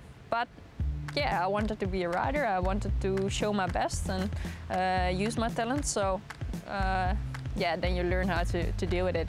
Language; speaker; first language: English; non-native, fluent; Dutch